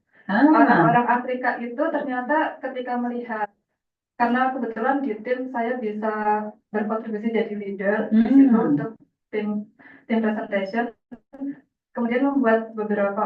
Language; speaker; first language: Indonesian; native; Indonesian